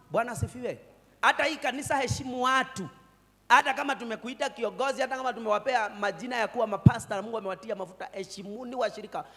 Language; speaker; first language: Swahili; non-native, local second language; Kikuyu